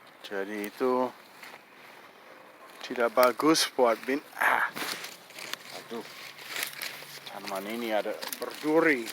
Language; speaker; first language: Indonesian; non-native, fluent; English